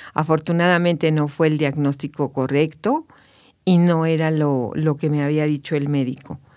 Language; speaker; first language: Spanish; native; Spanish